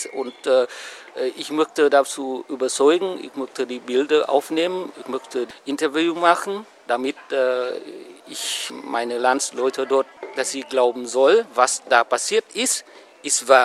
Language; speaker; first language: German; non-native, learner; Vietnamese